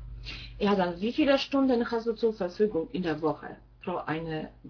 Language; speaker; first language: German; non-native, fluent; Polish